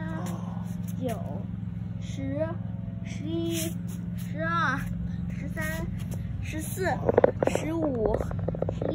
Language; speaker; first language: Chinese; early bilingual, heritage; Chinese